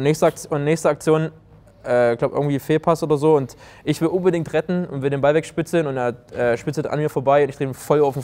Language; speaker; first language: German; native; German